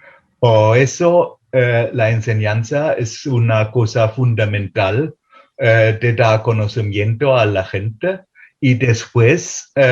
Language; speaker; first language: Spanish; non-native, fluent; German